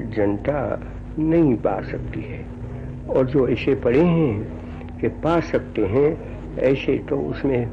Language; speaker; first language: Hindi; non-native, local second language; Gujarati